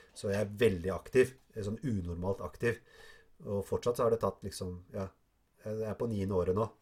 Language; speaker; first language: Norwegian; early bilingual, other home language; Arabic